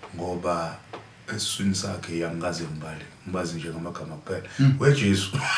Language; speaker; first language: Zulu; native; Zulu